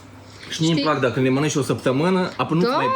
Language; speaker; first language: Romanian; native; Romanian